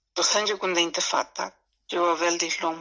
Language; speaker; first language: Swedish; non-native, fluent; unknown